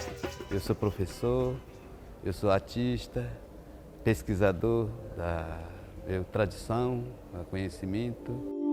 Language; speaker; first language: Portuguese; non-native, local second language; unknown